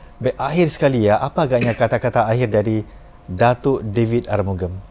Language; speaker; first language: Malay; native; Malay